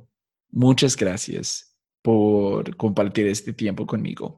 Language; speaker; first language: Spanish; non-native, fluent; English